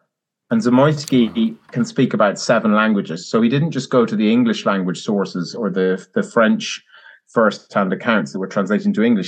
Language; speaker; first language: English; native; English